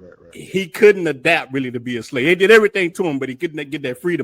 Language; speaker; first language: English; native; English